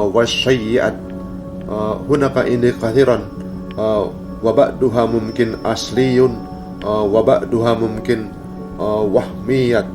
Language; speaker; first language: Arabic; non-native, learner; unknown